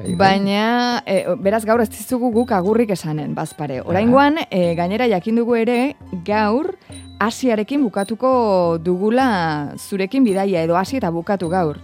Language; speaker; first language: Basque; native; Basque